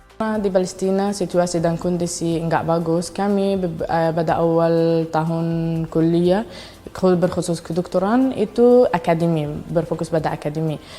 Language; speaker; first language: Indonesian; non-native, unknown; Arabic